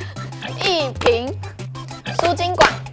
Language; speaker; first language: Chinese; native; Chinese